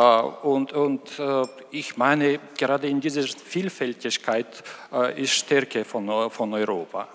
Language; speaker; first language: German; non-native, fluent; Ukrainian